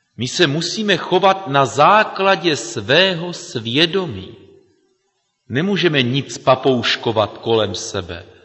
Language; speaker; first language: Czech; native; Czech